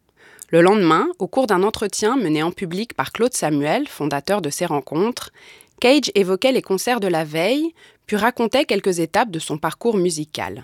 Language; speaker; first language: French; native; French